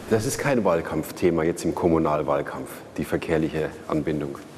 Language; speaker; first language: German; native; German